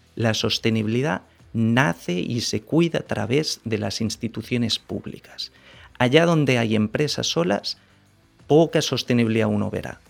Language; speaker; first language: Spanish; native; Spanish